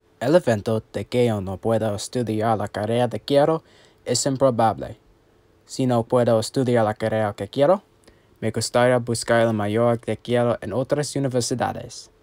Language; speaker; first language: Spanish; non-native, learner; English